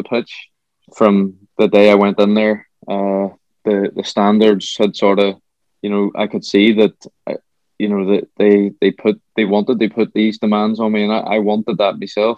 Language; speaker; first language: English; native; English